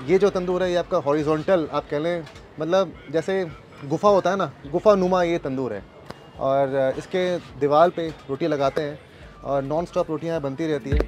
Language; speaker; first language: Hindi; native; Hindi